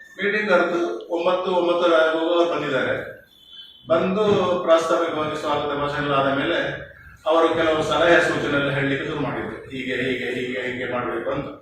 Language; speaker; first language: Kannada; non-native, local second language; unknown